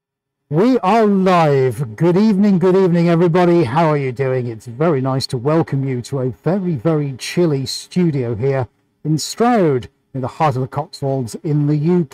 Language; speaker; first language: English; native; English